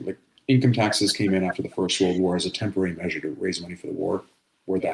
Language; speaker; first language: English; native; English